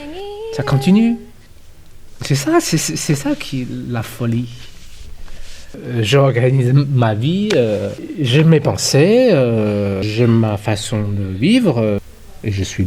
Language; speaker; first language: French; non-native, fluent; Chinese